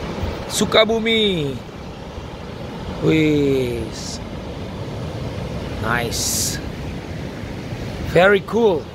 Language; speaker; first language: English; non-native, learner; Indonesian